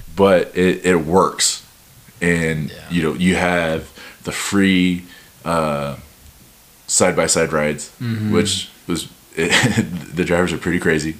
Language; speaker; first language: English; native; English